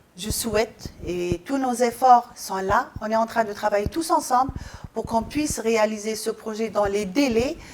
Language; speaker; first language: French; non-native, local second language; Arabic